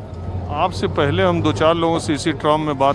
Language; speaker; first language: Hindi; native; Hindi